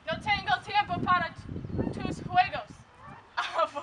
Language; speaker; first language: Spanish; non-native, learner; English